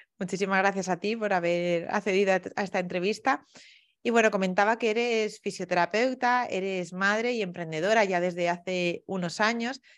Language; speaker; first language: Spanish; native; Spanish